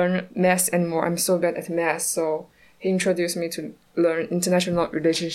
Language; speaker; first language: English; non-native, learner; Chinese